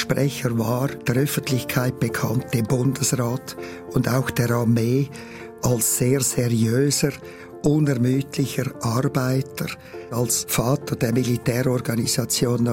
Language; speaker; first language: German; native; German